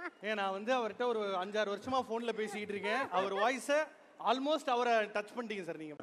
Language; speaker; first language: Tamil; native; Tamil